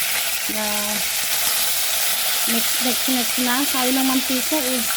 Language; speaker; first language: Filipino; native; Filipino